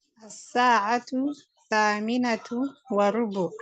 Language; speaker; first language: Arabic; non-native, learner; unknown